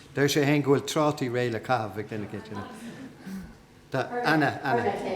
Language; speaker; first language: Irish; non-native, local second language; English